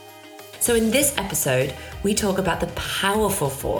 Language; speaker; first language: English; native; English